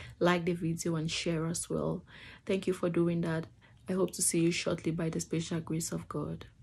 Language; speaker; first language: English; non-native, fluent; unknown